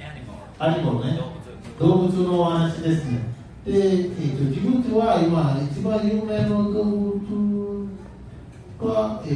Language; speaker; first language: Japanese; non-native, learner; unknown